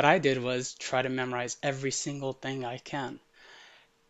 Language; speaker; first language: English; early bilingual, other home language; Arabic